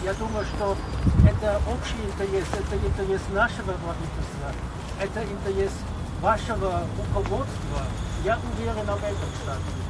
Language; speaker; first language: Russian; non-native, learner; German